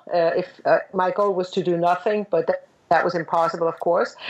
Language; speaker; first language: English; non-native, fluent; Danish